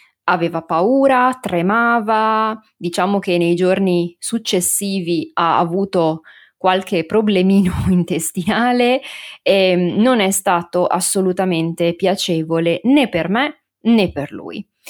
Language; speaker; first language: Italian; native; Italian